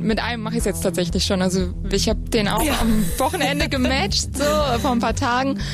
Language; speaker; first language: German; native; German